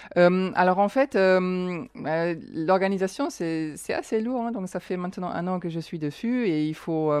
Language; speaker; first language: French; non-native, fluent; German